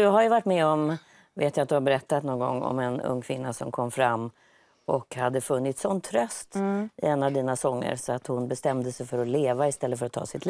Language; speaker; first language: Swedish; native; Swedish